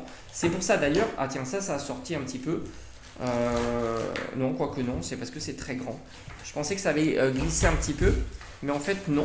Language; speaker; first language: French; native; French